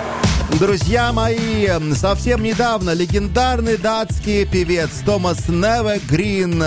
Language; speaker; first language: Russian; native; Russian